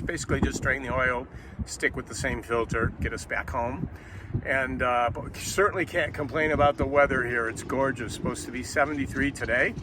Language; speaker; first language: English; native; English